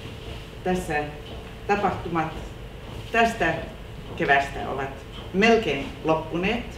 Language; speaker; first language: Finnish; non-native, local second language; Swedish